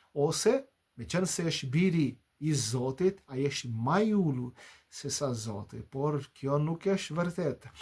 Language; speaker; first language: Albanian; non-native, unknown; Portuguese